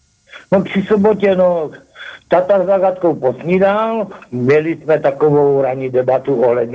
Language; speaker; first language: Czech; native; Czech